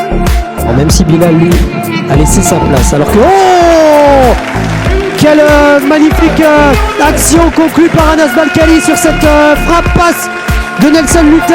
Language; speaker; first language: French; native; French